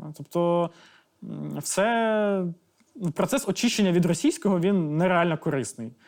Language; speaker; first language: Ukrainian; non-native, local second language; Russian